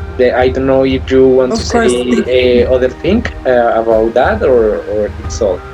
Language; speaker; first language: English; non-native, learner; Spanish